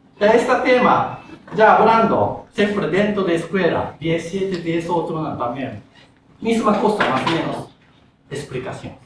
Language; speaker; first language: Spanish; non-native, learner; Japanese